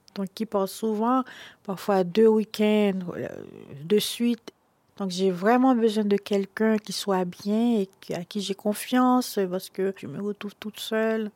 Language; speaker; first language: French; non-native, local second language; Haitian Creole